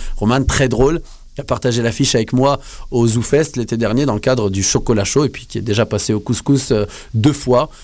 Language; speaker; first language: French; native; French